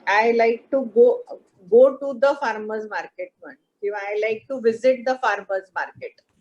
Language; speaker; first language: English; non-native, local second language; Marathi